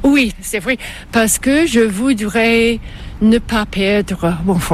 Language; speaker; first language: French; non-native, fluent; English